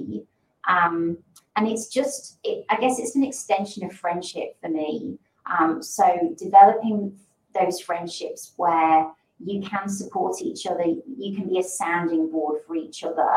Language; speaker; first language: English; native; English